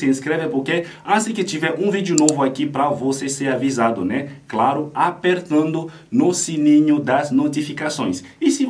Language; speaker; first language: Portuguese; non-native, fluent; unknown